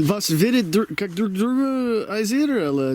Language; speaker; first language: Russian; non-native, learner; English